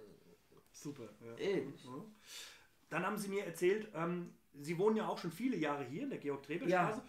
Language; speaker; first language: German; native; German